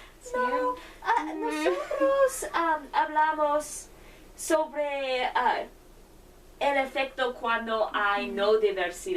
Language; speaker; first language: Spanish; non-native, learner; English